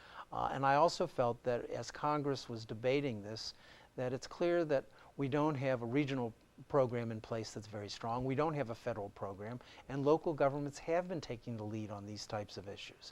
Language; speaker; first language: English; native; English